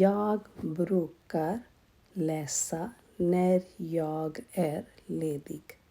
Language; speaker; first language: Swedish; non-native, learner; Urdu